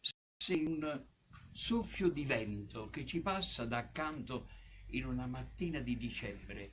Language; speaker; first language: Italian; native; Italian